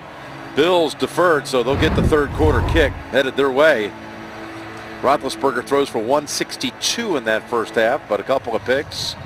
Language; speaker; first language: English; native; English